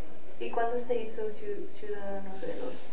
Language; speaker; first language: Spanish; early bilingual, heritage; Spanish